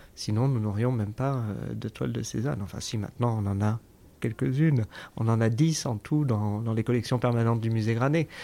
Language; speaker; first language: French; native; French